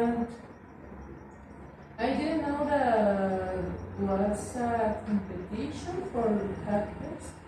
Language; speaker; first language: English; non-native, learner; Spanish